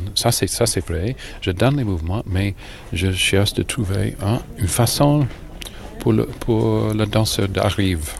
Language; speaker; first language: French; non-native, fluent; English